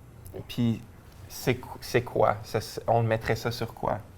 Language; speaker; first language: French; native; French